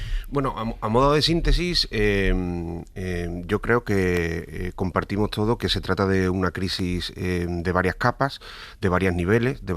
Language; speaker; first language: Spanish; native; Spanish